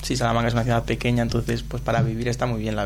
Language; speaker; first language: Spanish; native; Spanish